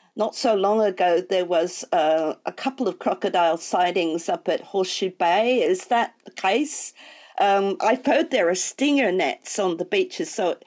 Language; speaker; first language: English; native; English